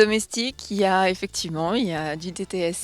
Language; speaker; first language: French; native; French